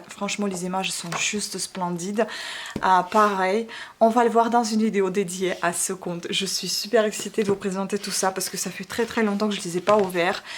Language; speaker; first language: French; non-native, fluent; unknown